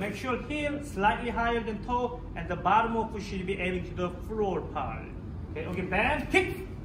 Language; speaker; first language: English; non-native, learner; Korean